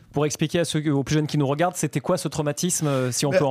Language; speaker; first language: French; native; French